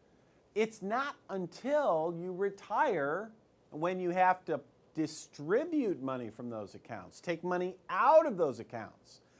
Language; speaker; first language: English; native; English